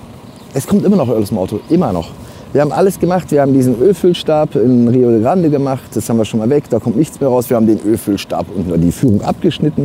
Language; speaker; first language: German; native; German